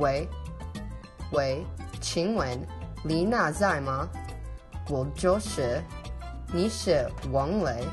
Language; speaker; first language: Chinese; non-native, learner; English